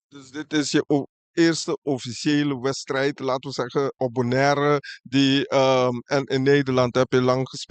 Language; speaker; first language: Dutch; non-native, local second language; Papiamento